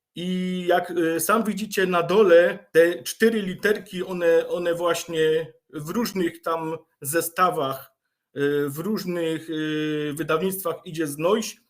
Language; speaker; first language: Polish; native; Polish